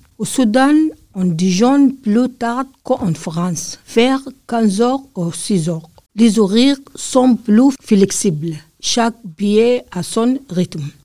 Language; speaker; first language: French; non-native, learner; Arabic